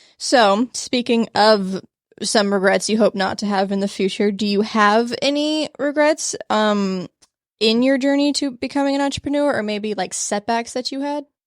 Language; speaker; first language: English; native; English